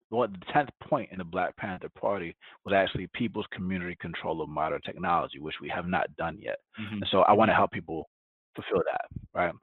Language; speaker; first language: English; early bilingual, other home language; Spanish